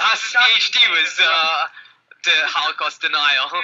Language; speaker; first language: English; native; English